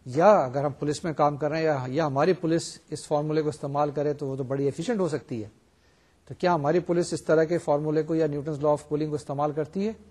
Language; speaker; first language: Urdu; native; Urdu